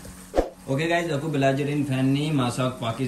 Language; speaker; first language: Indonesian; non-native, learner; Urdu